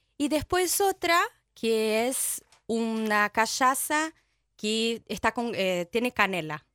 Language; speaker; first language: Spanish; non-native, fluent; Portuguese